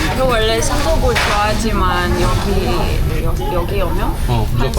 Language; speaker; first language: Korean; non-native, fluent; Ukrainian